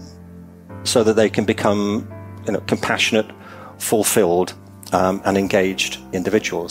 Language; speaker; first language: English; native; English